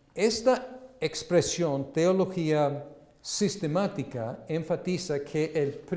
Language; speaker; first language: Spanish; non-native, fluent; English